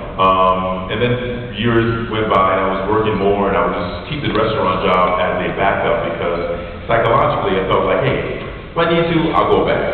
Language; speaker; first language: English; native; English